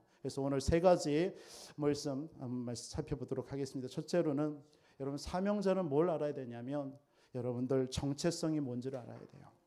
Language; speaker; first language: Korean; native; Korean